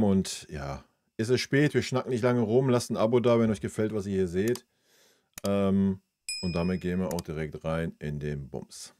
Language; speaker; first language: German; native; German